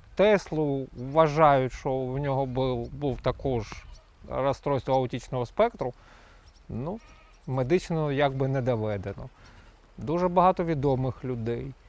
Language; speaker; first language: Ukrainian; native; Ukrainian